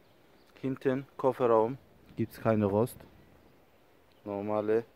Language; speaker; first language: German; non-native, learner; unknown